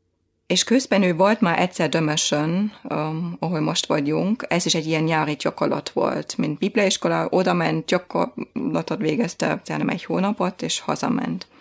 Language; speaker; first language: Hungarian; non-native, fluent; German